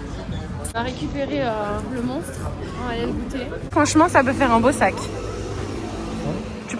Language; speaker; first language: French; native; French